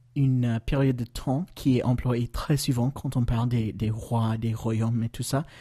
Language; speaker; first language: French; non-native, fluent; English